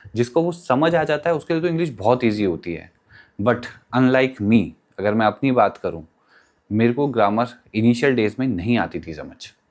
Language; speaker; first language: Hindi; native; Hindi